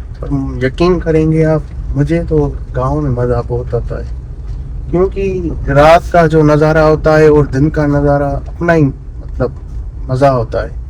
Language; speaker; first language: Urdu; non-native, local second language; Sindhi